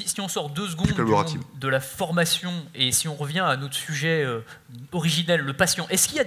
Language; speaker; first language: French; native; French